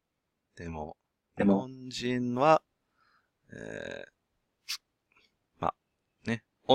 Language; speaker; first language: Japanese; non-native, learner; English